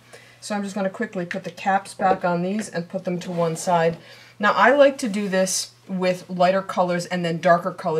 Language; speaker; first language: English; native; English